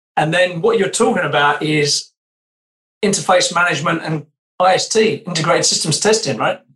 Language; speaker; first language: English; native; English